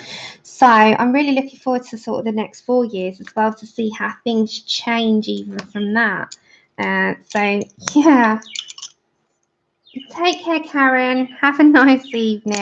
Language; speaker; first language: English; native; English